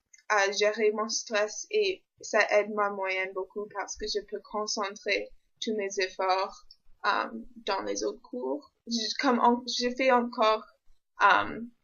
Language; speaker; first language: French; non-native, local second language; English